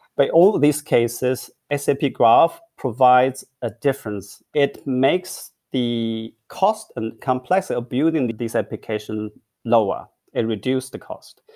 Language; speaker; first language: English; non-native, fluent; Chinese